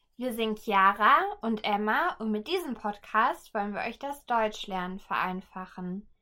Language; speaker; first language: German; native; German